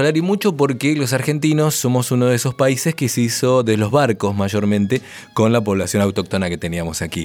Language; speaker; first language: Spanish; native; Spanish